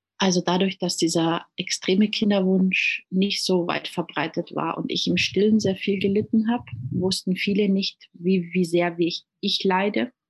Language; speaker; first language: German; native; German